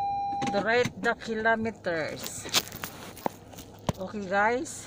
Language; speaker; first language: English; non-native, local second language; Filipino